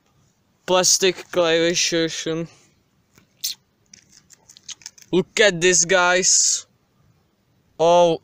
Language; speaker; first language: English; non-native, learner; Czech